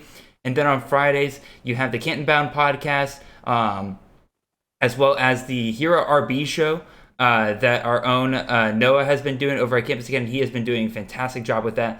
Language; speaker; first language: English; native; English